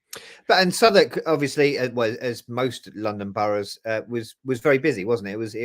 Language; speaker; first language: English; native; English